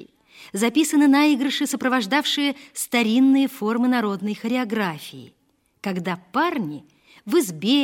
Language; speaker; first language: Russian; native; Russian